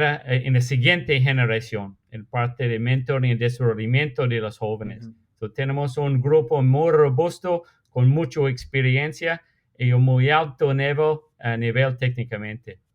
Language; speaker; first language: Spanish; non-native, fluent; English